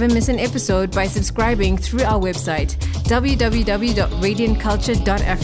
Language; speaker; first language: English; non-native, local second language; Shona